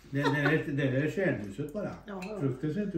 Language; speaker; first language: Swedish; native; Swedish